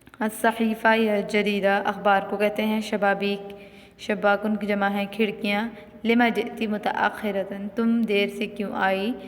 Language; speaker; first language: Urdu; non-native, local second language; Pashto